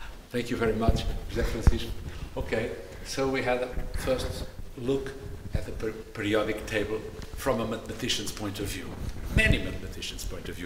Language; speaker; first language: English; non-native, fluent; Portuguese